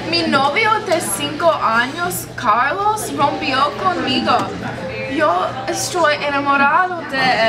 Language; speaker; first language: Spanish; non-native, learner; English